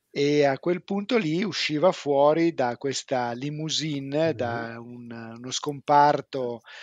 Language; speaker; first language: Italian; native; Italian